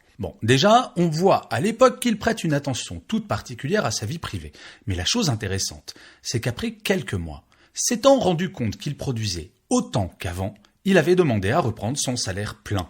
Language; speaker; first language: French; native; French